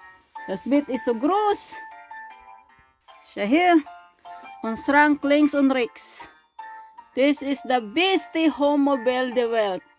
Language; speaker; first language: German; non-native, learner; Filipino